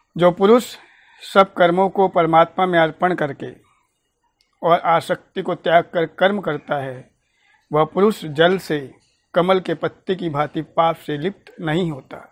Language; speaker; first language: Hindi; native; Hindi